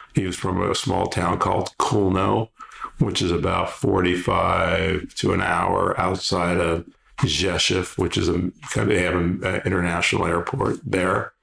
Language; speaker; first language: English; early bilingual, other home language; Polish